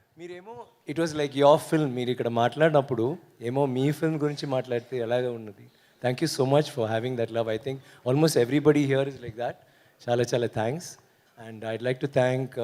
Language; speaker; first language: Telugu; non-native, learner; Tamil